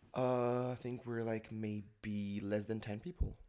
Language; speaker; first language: English; non-native, fluent; French